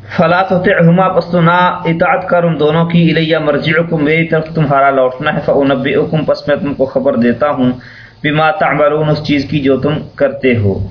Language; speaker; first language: Urdu; non-native, local second language; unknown